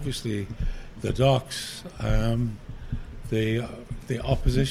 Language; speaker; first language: English; native; English